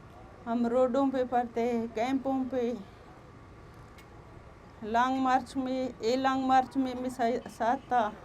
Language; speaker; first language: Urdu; non-native, local second language; Baluchi